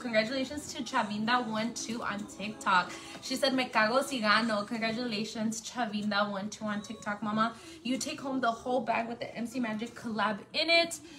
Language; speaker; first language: English; early bilingual, other home language; Spanish